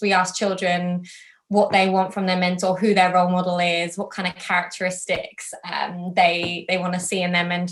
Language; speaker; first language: English; native; English